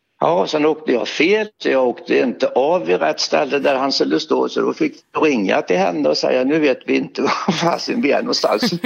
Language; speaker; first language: Swedish; native; Swedish